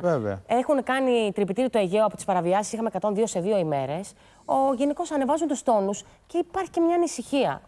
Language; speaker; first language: Greek; native; Greek